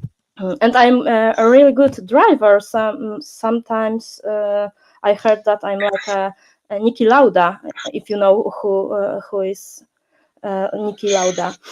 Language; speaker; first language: English; non-native, learner; Polish